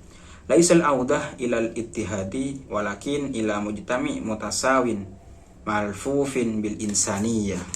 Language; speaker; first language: Arabic; non-native, learner; Indonesian